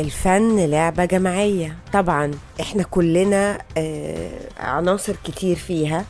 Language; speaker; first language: Arabic; native; Arabic